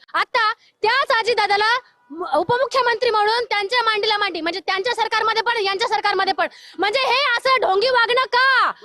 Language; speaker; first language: Marathi; native; Marathi